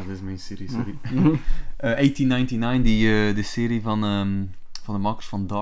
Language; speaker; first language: Dutch; native; Dutch